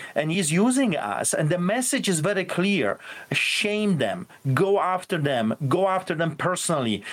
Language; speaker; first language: English; non-native, fluent; Polish